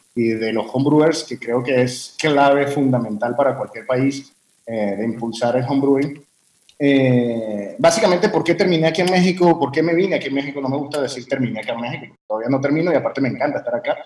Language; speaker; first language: Spanish; early bilingual, heritage; French